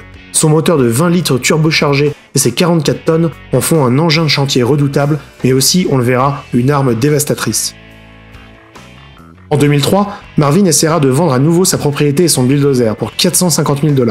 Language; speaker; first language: French; native; French